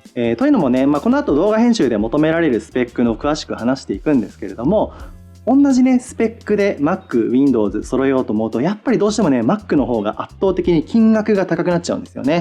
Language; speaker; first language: Japanese; native; Japanese